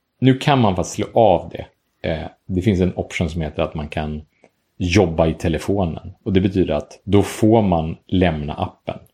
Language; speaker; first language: Swedish; native; Swedish